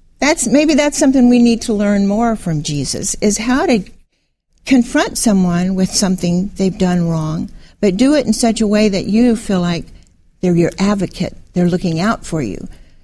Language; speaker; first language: English; native; English